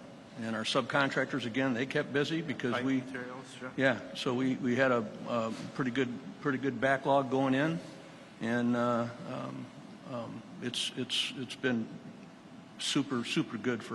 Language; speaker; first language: English; native; English